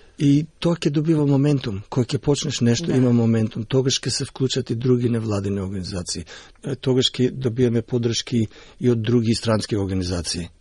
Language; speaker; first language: Macedonian; early bilingual, heritage; Macedonian